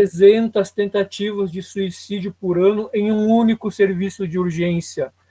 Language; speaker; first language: Portuguese; native; Portuguese